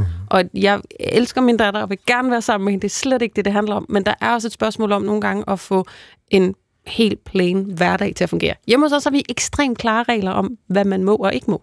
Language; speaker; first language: Danish; native; Danish